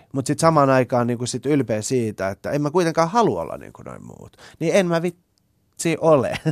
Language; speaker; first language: Finnish; early bilingual, other home language; Persian